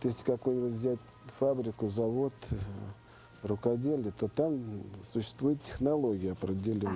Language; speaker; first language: Russian; native; Russian